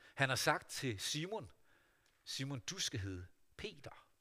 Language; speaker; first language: Danish; native; Danish